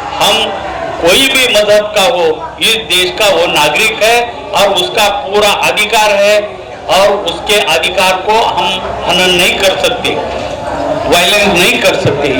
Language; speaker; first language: Hindi; non-native, local second language; Marathi